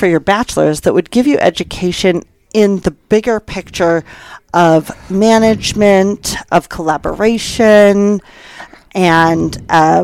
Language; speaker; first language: English; native; English